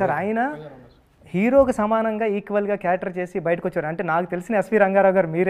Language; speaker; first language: Telugu; native; Telugu